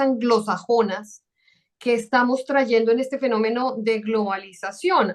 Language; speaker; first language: Spanish; native; Spanish